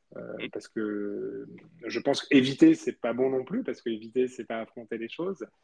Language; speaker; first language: French; early bilingual, other home language; Spanish